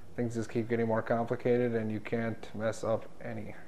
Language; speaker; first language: English; native; English